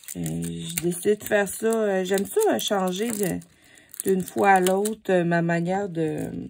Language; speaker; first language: French; native; French